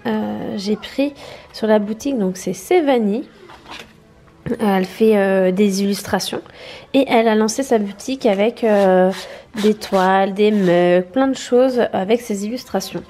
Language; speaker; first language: French; native; French